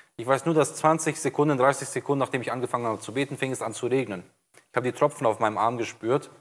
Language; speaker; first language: German; non-native, fluent; Portuguese